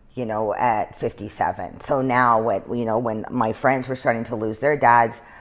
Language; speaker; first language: English; native; English